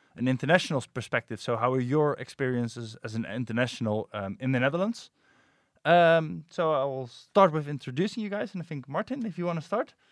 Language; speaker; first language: English; non-native, fluent; Dutch